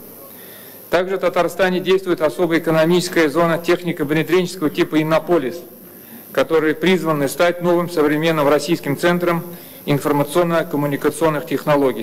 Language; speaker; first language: Russian; native; Russian